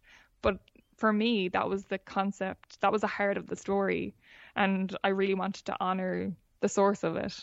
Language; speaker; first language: English; native; English